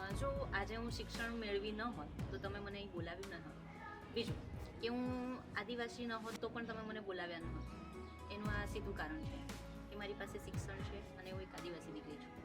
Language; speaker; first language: Gujarati; non-native, local second language; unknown